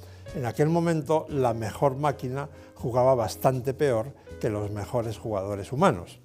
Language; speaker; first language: Spanish; native; Spanish